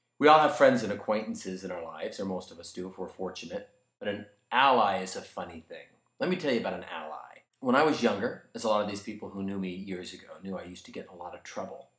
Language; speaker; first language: English; native; English